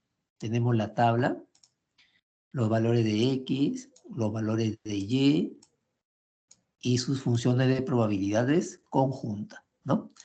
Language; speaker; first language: Spanish; native; Spanish